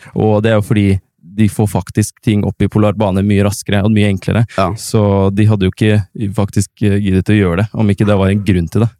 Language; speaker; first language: Norwegian; native; Norwegian